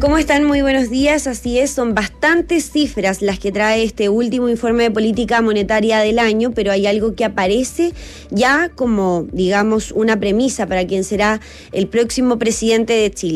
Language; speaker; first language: Spanish; native; Spanish